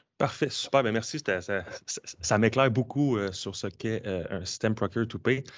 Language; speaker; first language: French; native; French